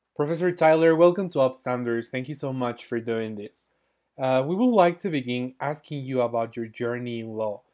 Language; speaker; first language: English; non-native, fluent; Spanish